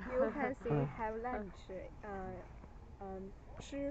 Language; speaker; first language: English; non-native, learner; Chinese